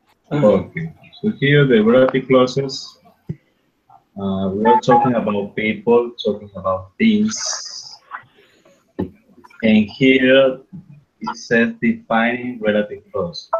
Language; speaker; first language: English; non-native, fluent; Spanish